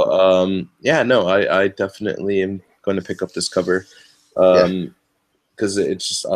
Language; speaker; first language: English; native; English